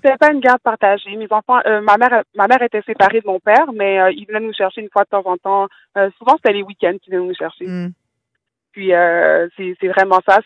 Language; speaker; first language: French; native; French